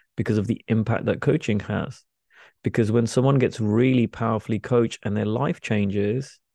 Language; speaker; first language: English; native; English